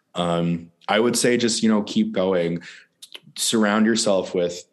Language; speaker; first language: English; native; English